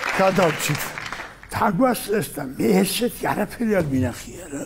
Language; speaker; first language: Georgian; non-native, local second language; Svan